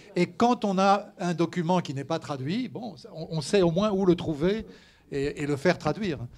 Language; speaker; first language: French; native; French